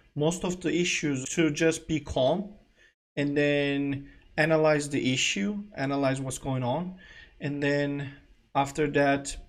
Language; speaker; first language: English; non-native, fluent; Turkish